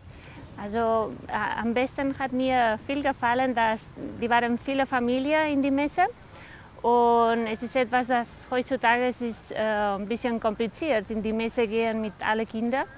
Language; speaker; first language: German; non-native, learner; Spanish